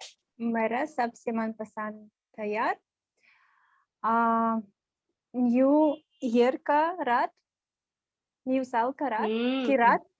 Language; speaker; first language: Hindi; non-native, learner; Russian